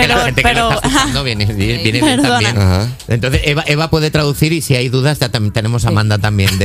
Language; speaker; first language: Spanish; native; Spanish